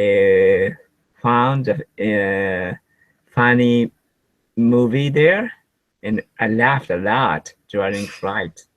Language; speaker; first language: English; non-native, learner; Japanese